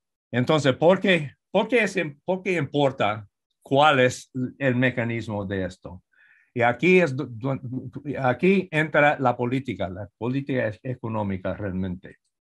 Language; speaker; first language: Spanish; non-native, fluent; English